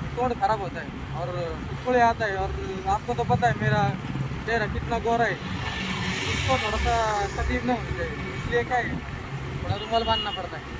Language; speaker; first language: Hindi; non-native, local second language; Marathi